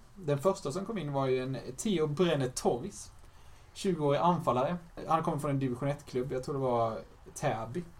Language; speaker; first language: Swedish; native; Swedish